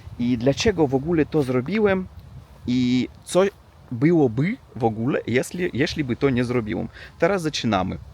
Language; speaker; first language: Polish; non-native, learner; Russian